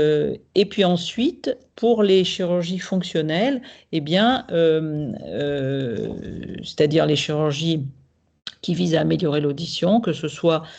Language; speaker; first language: French; native; French